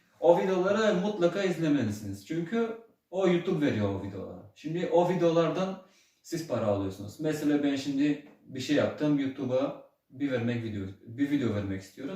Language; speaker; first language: Turkish; early bilingual, heritage; Turkish